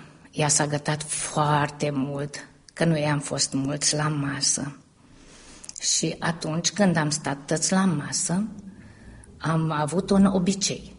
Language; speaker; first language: Romanian; early bilingual, heritage; Romanian